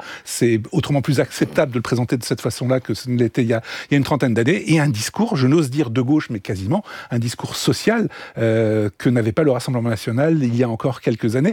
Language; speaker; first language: French; native; French